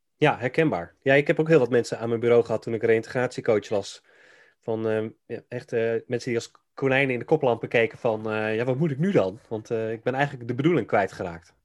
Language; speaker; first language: Dutch; native; Dutch